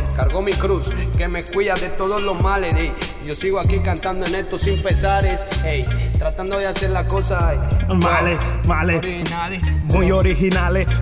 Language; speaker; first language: Spanish; native; Spanish